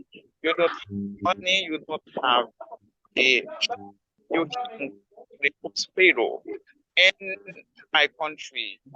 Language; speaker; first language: English; non-native, learner; Haitian Creole